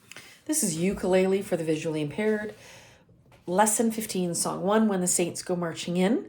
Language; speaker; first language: English; native; English